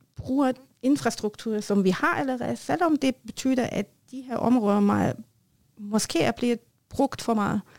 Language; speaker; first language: Norwegian; non-native, fluent; German